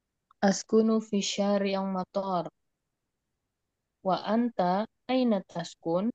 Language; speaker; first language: Arabic; non-native, learner; Indonesian